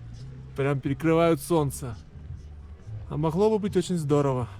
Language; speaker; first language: Russian; native; Russian